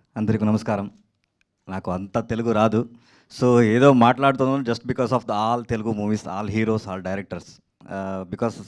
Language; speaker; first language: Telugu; non-native, learner; Kannada